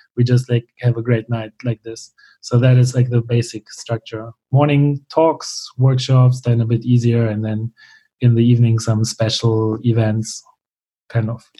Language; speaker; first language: English; non-native, fluent; German